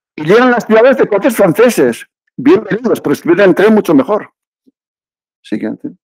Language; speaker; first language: Spanish; native; Spanish